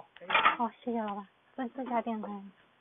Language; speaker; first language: Spanish; non-native, learner; Chinese